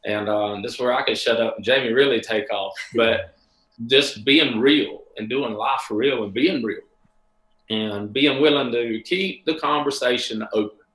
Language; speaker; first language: English; native; English